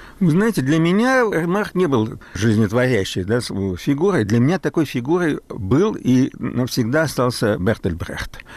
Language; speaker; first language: Russian; non-native, local second language; German